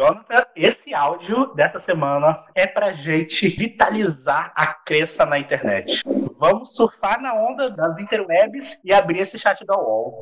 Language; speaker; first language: Portuguese; native; Portuguese